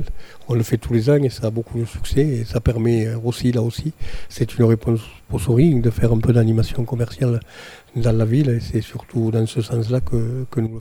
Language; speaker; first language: French; native; French